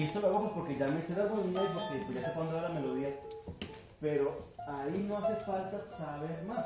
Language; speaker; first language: Spanish; native; Spanish